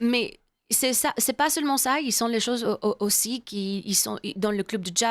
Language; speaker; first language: French; non-native, learner; English